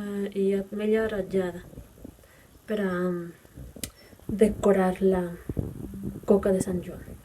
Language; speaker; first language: Catalan; non-native, fluent; Spanish